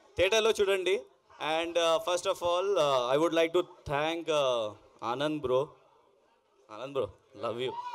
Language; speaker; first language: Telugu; non-native, local second language; Urdu